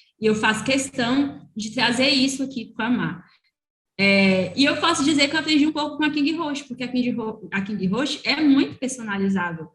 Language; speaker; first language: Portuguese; native; Portuguese